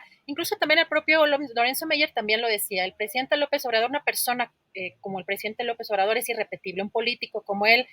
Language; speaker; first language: Spanish; native; Spanish